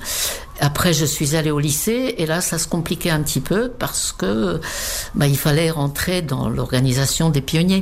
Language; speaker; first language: French; non-native, fluent; Czech